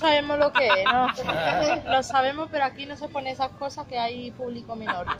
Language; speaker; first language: Spanish; native; Spanish